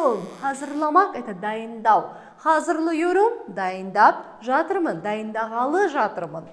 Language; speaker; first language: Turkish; non-native, fluent; Kazakh